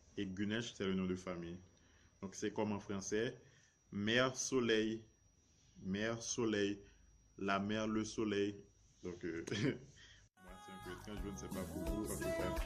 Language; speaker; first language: French; non-native, local second language; Haitian Creole